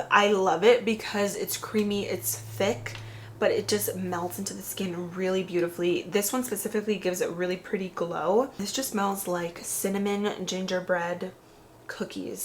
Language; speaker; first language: English; native; English